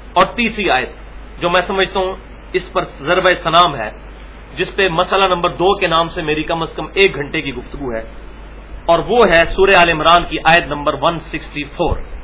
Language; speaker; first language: Urdu; non-native, local second language; Punjabi